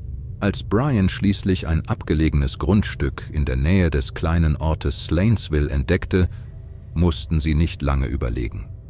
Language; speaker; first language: German; native; German